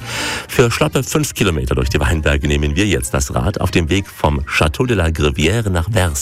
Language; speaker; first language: German; native; German